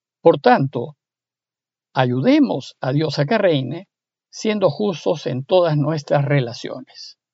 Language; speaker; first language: Spanish; native; Spanish